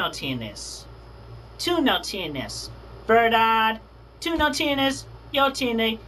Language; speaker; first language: Spanish; non-native, learner; English